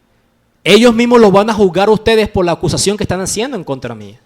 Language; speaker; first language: Spanish; native; Spanish